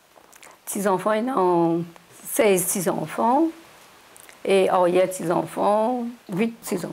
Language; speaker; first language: French; non-native, learner; Morisyen